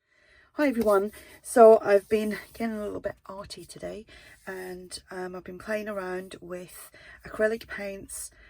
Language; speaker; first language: English; native; English